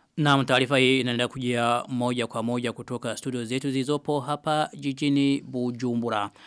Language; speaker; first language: Swahili; non-native, local second language; Rundi